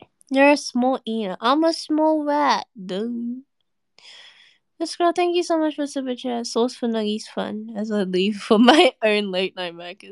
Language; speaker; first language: English; native; English